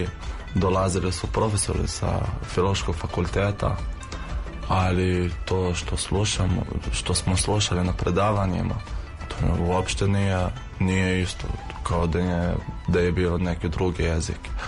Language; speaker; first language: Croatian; non-native, fluent; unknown